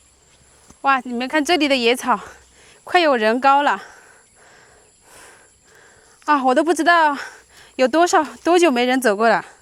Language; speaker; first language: Chinese; native; Chinese